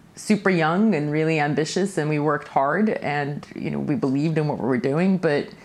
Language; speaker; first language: English; early bilingual, other home language; Russian